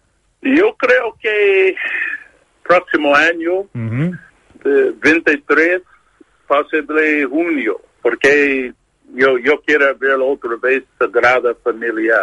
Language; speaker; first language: Spanish; non-native, learner; English